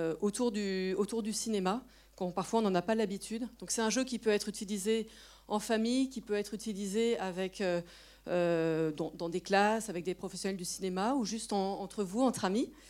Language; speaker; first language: French; native; French